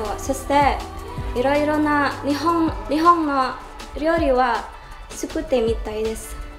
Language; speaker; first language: Japanese; non-native, learner; Indonesian